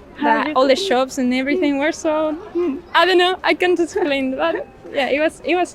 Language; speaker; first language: English; non-native, fluent; Spanish